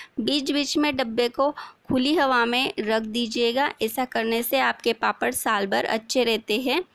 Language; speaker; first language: Hindi; non-native, local second language; Marathi